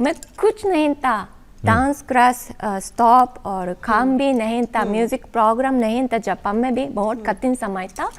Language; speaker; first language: Hindi; non-native, learner; Japanese